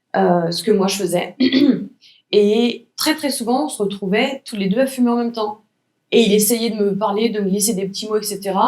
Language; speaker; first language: French; native; French